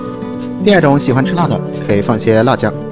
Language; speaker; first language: Chinese; native; Chinese